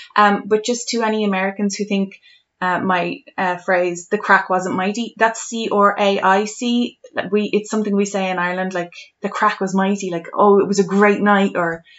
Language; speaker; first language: English; native; English